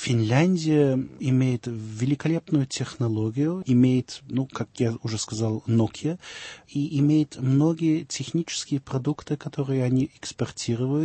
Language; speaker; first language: Russian; early bilingual, heritage; Russian